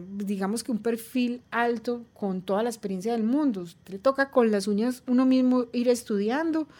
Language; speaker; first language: Spanish; native; Spanish